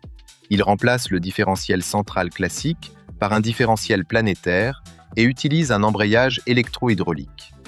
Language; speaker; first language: French; native; French